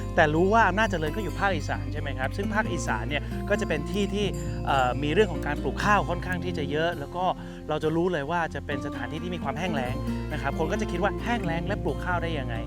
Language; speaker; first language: Thai; native; Thai